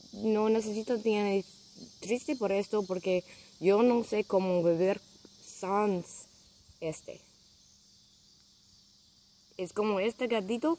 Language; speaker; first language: Spanish; non-native, learner; English